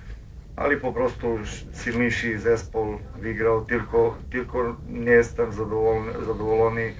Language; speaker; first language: Polish; non-native, learner; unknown